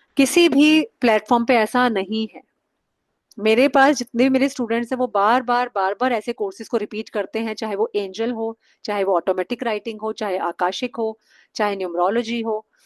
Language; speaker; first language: Hindi; native; Hindi